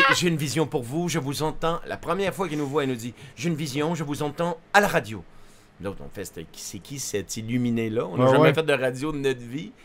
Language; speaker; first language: French; native; French